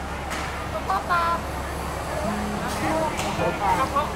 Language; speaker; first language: Thai; native; Thai